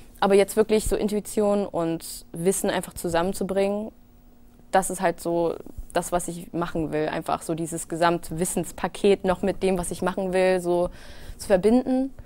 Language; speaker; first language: German; early bilingual, other home language; English